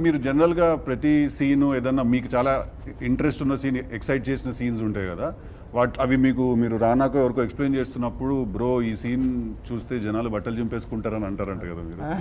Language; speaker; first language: Telugu; native; Telugu